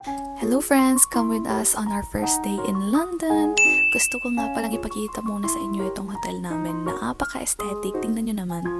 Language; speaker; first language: Filipino; non-native, local second language; Iloko